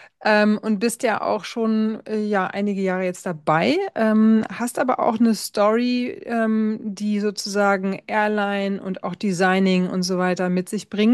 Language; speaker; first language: German; native; German